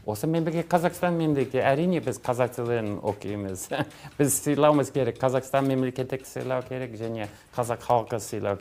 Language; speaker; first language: Kazakh; non-native, learner; English